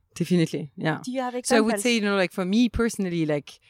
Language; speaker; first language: English; non-native, fluent; French